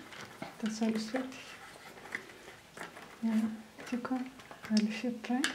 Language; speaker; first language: German; non-native, learner; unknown